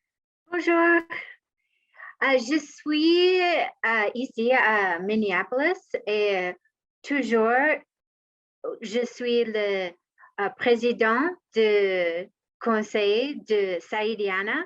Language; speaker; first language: French; non-native, learner; English